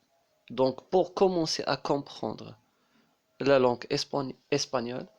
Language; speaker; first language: French; non-native, local second language; Arabic